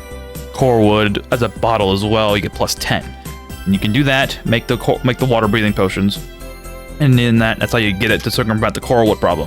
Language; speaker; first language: English; native; English